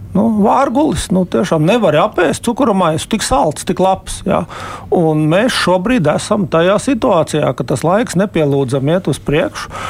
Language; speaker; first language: Latvian; native; Latvian